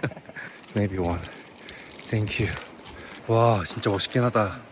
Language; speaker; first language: English; non-native, learner; Korean